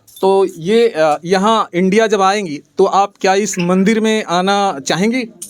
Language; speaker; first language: Hindi; native; Hindi